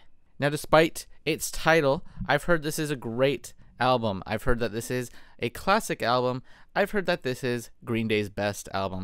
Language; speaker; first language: English; native; English